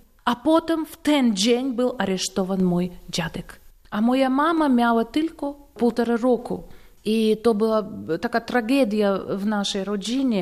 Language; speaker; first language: Polish; non-native, fluent; Russian